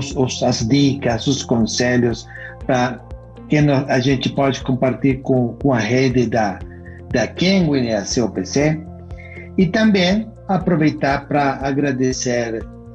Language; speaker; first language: Portuguese; non-native, fluent; Spanish